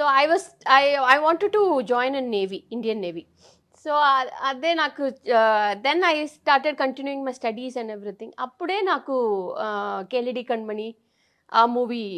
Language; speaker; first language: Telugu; non-native, fluent; Tamil